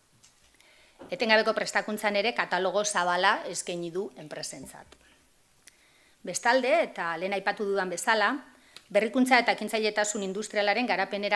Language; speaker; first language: Basque; native; Basque